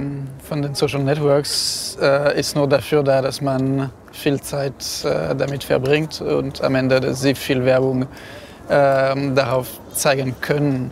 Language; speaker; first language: German; non-native, fluent; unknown